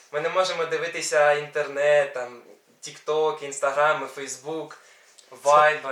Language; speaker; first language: Ukrainian; non-native, local second language; Russian